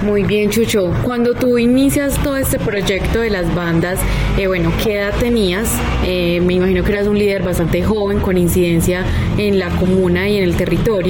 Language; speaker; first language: Spanish; native; Spanish